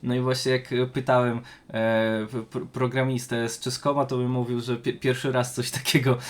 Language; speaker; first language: Polish; native; Polish